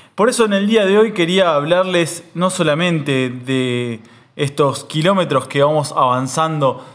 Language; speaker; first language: Spanish; native; Spanish